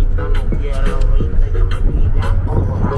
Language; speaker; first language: Spanish; native; Spanish